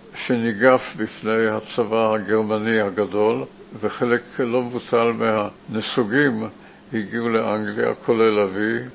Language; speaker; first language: Hebrew; native; Hebrew